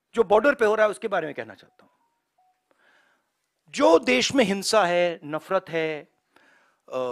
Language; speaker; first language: Hindi; native; Hindi